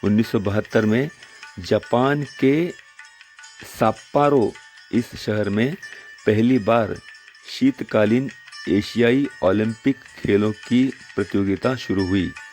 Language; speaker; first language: Hindi; non-native, local second language; Marathi